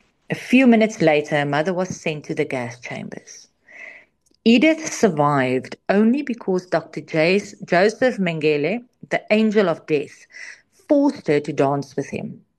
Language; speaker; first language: English; non-native, local second language; Afrikaans